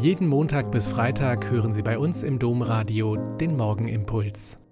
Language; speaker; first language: German; native; German